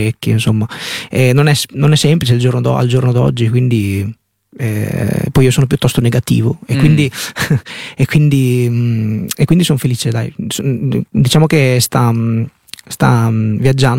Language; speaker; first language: Italian; native; Italian